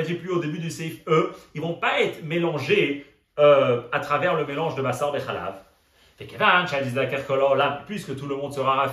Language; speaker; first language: French; native; French